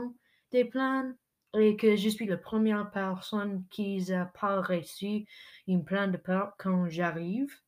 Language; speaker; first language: French; non-native, learner; English